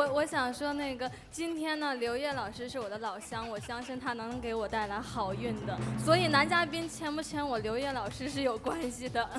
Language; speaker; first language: Chinese; native; Chinese